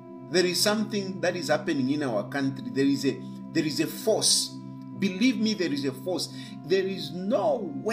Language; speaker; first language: English; non-native, local second language; Bemba